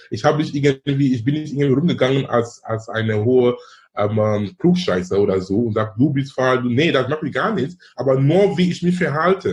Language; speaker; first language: German; non-native, fluent; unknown